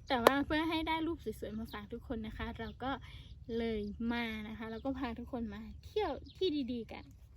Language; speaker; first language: Thai; native; Thai